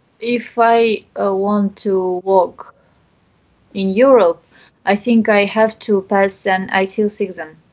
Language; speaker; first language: English; non-native, learner; Bashkir